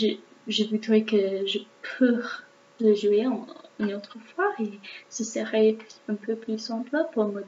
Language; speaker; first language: French; non-native, learner; English